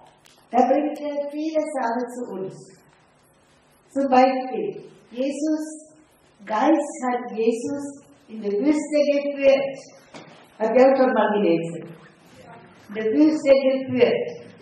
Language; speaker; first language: German; non-native, fluent; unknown